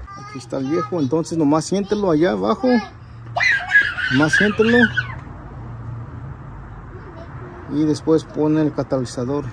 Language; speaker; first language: Spanish; early bilingual, heritage; Spanish